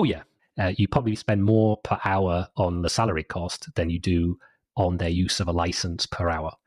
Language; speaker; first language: English; native; English